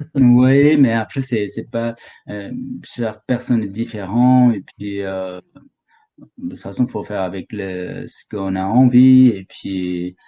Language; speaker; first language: French; non-native, fluent; Nepali